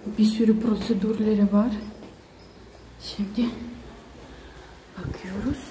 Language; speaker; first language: Turkish; non-native, learner; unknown